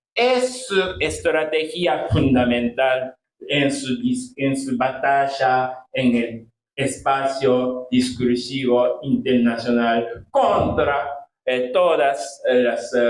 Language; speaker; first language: Spanish; non-native, fluent; Japanese